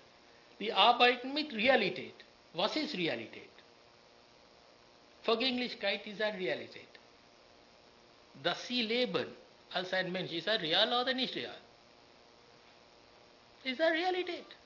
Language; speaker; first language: German; non-native, learner; Sinhala